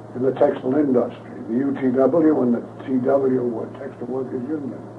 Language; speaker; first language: English; native; English